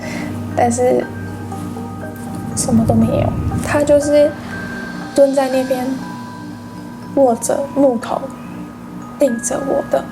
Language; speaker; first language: Chinese; non-native, fluent; English